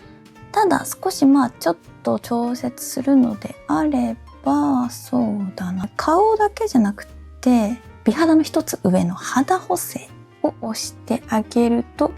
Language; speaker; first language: Japanese; native; Japanese